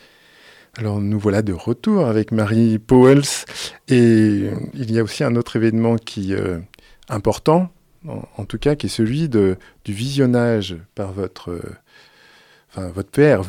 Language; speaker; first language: French; native; French